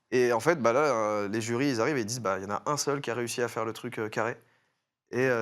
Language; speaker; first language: French; native; French